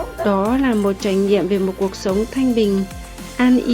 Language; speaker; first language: Vietnamese; native; Vietnamese